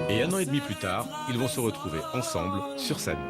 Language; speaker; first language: French; native; French